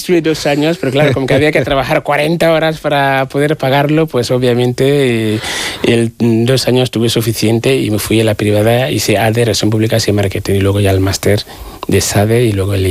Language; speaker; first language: Spanish; non-native, fluent; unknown